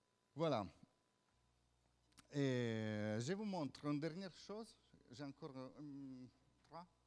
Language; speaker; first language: French; non-native, fluent; Italian